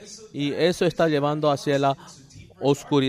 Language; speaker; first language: Spanish; non-native, learner; Korean